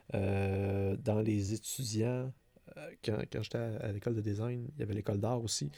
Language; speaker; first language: French; native; French